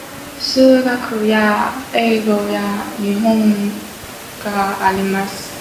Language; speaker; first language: Japanese; non-native, learner; Chinese